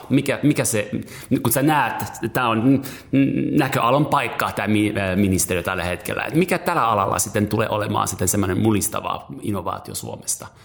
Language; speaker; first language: Finnish; native; Finnish